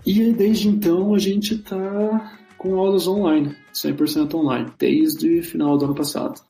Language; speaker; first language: Portuguese; native; Portuguese